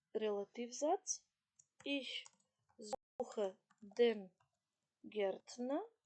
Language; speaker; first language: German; non-native, fluent; Macedonian